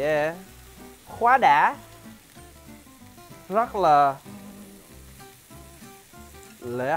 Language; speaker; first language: Vietnamese; early bilingual, heritage; English